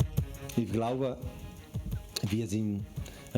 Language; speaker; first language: German; non-native, learner; Catalan